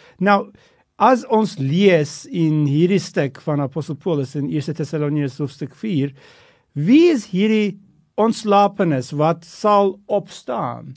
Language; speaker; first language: Afrikaans; non-native, fluent; Turkish